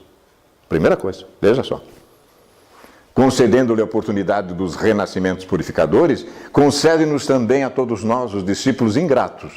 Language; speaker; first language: Portuguese; native; Portuguese